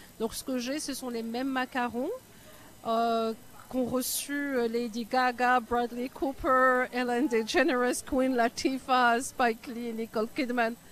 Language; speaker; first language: French; non-native, local second language; Arabic